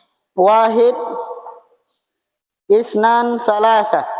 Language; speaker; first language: Arabic; non-native, fluent; Indonesian